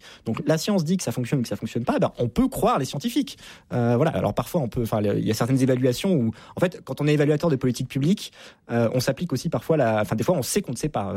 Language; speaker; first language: French; native; French